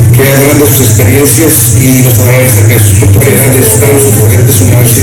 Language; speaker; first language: Spanish; native; Spanish